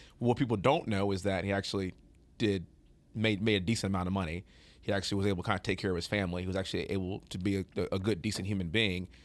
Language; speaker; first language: English; native; English